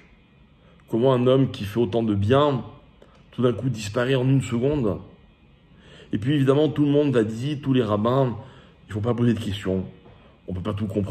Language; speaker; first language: French; native; French